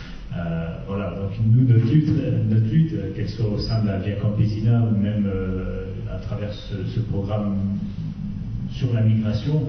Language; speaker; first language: French; native; French